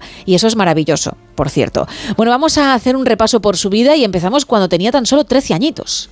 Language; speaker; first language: Spanish; native; Spanish